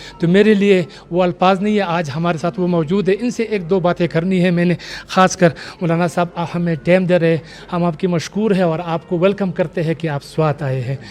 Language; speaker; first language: Urdu; non-native, local second language; Pashto